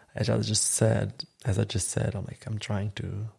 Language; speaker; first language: English; non-native, fluent; Croatian